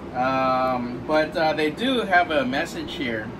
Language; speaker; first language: English; native; English